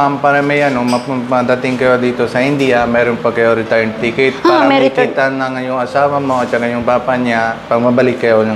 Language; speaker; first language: Filipino; non-native, learner; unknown